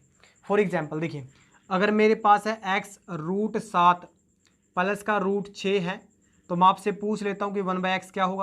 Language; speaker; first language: Hindi; native; Hindi